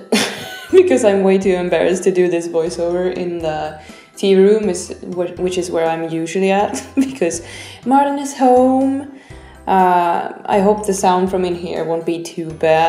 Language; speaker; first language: English; non-native, fluent; Swedish